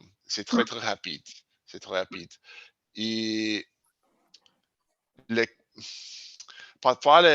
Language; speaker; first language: French; non-native, learner; English